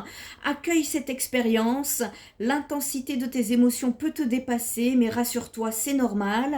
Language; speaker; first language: French; native; French